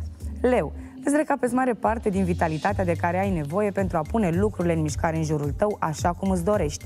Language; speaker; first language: Romanian; native; Romanian